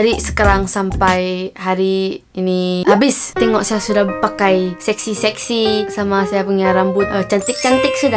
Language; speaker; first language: Indonesian; non-native, local second language; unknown